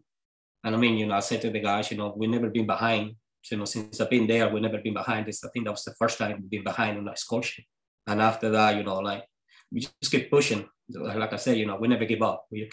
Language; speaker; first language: English; non-native, fluent; Spanish